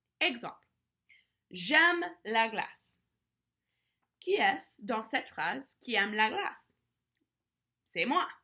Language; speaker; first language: French; non-native, fluent; English